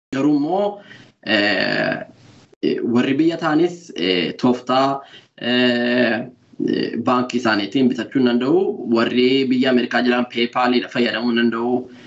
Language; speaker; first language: Oromo; early bilingual, other home language; Norwegian